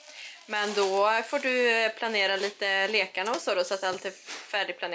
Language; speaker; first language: Swedish; native; Swedish